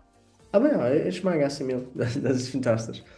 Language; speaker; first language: German; non-native, learner; Portuguese